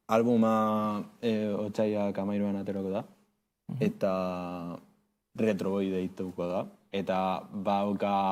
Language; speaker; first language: Basque; non-native, local second language; Spanish